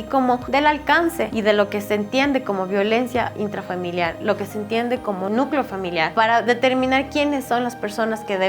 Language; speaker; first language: Spanish; native; Spanish